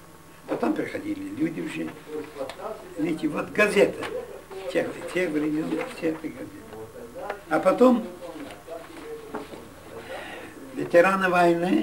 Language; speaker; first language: Russian; non-native, local second language; Yiddish